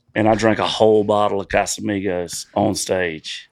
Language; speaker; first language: English; native; English